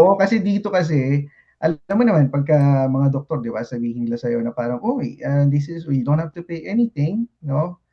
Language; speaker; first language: Filipino; native; Filipino